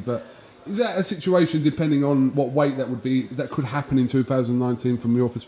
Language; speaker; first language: English; native; English